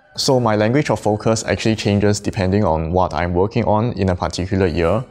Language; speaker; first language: English; non-native, local second language; Chinese